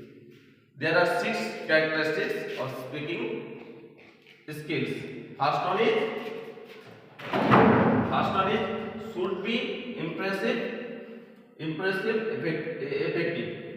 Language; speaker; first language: English; non-native, local second language; Bangla